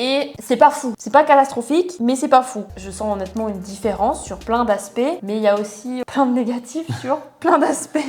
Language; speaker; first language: French; native; French